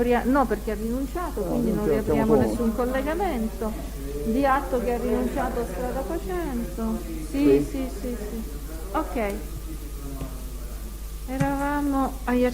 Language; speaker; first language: Italian; native; Italian